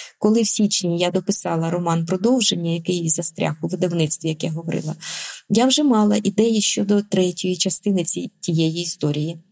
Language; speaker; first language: Ukrainian; non-native, local second language; Russian